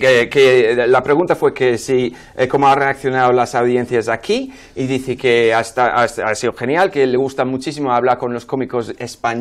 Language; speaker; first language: Spanish; non-native, fluent; English